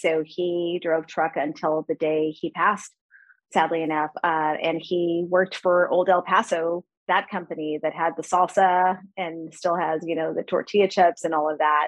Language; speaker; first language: English; early bilingual, other home language; Spanish